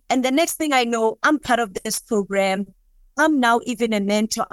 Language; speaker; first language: English; non-native, local second language; Southern Sotho